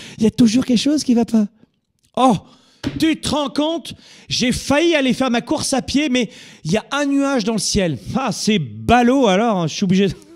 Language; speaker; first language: French; native; French